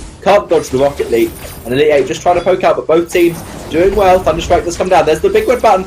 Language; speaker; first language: English; native; English